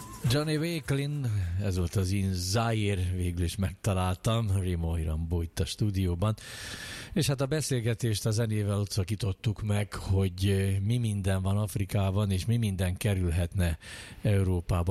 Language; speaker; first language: Hungarian; native; Hungarian